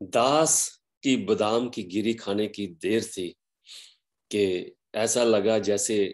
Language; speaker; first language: Hindi; non-native, local second language; Punjabi